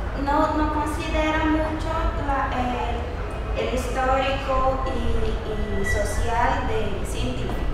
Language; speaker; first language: Spanish; non-native, learner; Portuguese